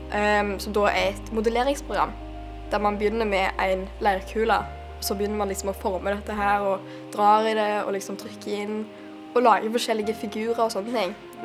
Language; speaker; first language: Norwegian; native; Norwegian